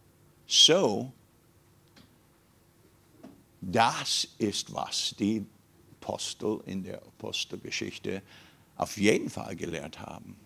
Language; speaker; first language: German; non-native, fluent; English